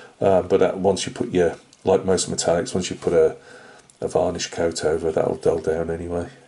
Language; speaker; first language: English; native; English